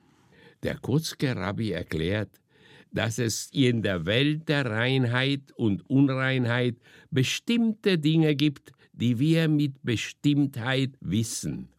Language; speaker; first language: German; native; German